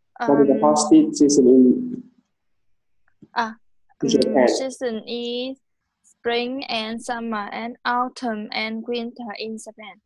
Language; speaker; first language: English; non-native, learner; Vietnamese